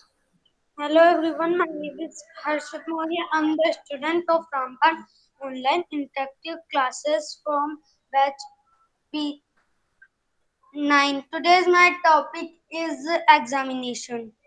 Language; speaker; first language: English; non-native, learner; Hindi